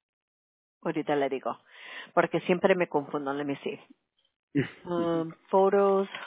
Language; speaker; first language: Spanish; early bilingual, heritage; Spanish